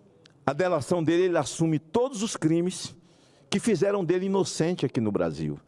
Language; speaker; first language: Portuguese; native; Portuguese